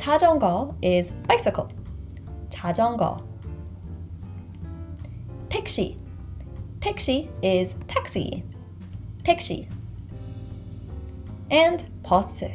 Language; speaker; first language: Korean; non-native, fluent; English